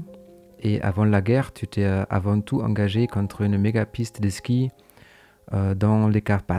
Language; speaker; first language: French; non-native, fluent; German